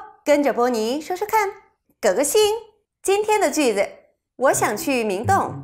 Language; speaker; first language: Chinese; non-native, fluent; Korean